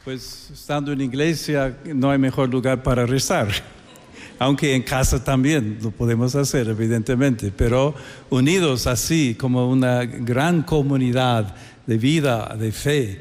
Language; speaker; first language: Spanish; non-native, fluent; English